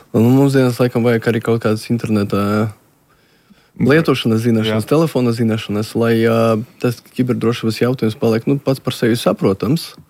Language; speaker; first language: Latvian; non-native, local second language; Russian